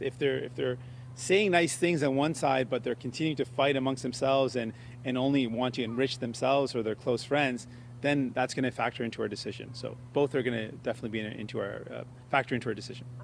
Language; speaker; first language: English; early bilingual, other home language; Punjabi